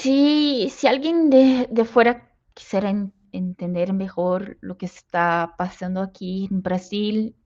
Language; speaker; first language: Spanish; non-native, fluent; Portuguese